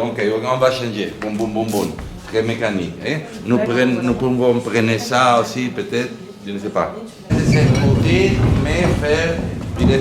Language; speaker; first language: French; non-native, learner; Spanish